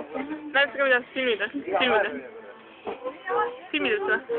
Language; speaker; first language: Estonian; native; Estonian